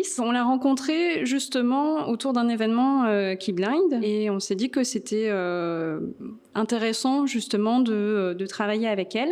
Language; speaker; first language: French; native; French